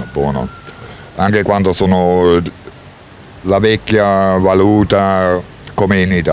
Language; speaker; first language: Italian; non-native, learner; German